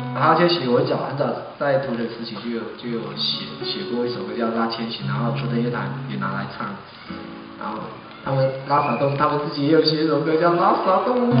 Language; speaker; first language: Chinese; non-native, local second language; Amis